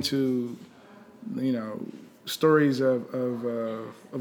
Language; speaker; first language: English; native; English